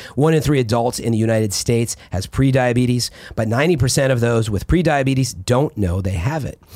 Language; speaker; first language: English; early bilingual, other home language; Italian